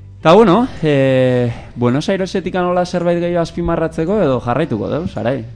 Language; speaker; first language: Basque; native; Basque